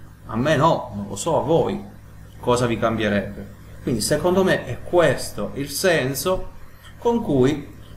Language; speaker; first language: Italian; native; Italian